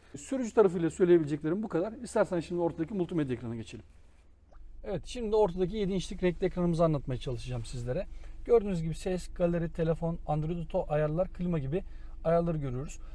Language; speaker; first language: Turkish; native; Turkish